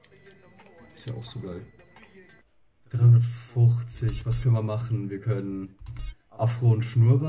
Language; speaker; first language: German; native; German